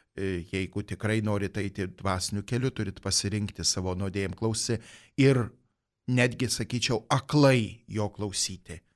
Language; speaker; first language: Lithuanian; native; Lithuanian